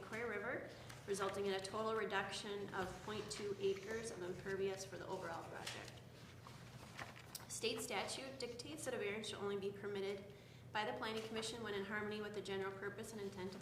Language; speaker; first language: English; native; English